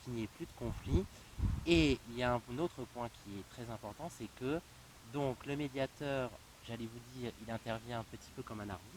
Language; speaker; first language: French; native; French